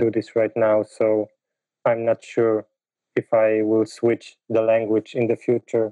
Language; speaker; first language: English; non-native, fluent; Polish